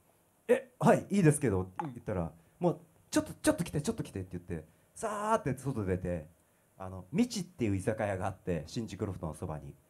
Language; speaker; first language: Japanese; native; Japanese